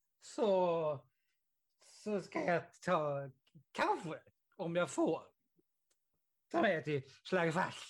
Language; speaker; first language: Swedish; non-native, fluent; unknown